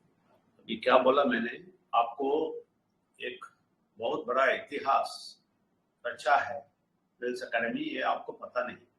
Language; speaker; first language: Hindi; non-native, local second language; Telugu